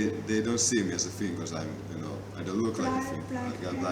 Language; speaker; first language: English; non-native, fluent; Finnish